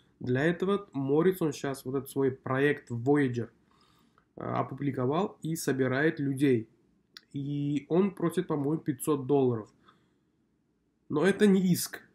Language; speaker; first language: Russian; non-native, local second language; Uzbek